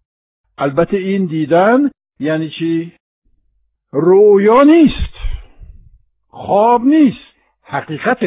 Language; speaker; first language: Persian; non-native, fluent; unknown